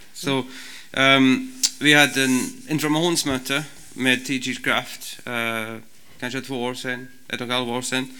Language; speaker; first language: Swedish; non-native, learner; English